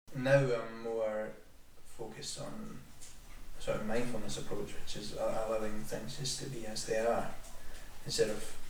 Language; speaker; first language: English; native; English